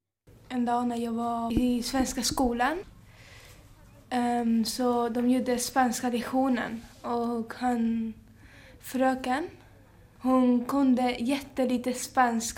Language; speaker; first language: Swedish; early bilingual, heritage; Swedish